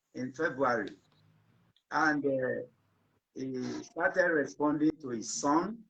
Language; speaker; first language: English; non-native, local second language; Yoruba